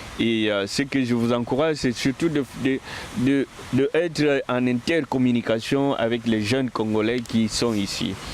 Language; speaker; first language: French; non-native, local second language; Lingala